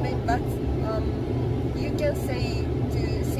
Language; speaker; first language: English; non-native, learner; Japanese